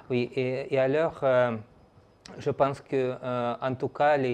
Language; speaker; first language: French; non-native, fluent; Russian